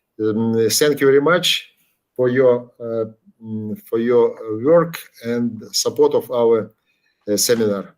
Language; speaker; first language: English; non-native, learner; Ukrainian